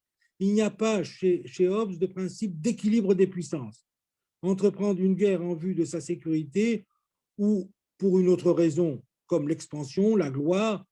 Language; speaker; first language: French; native; French